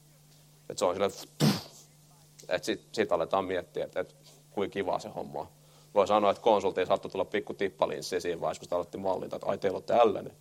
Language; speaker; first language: Finnish; native; Finnish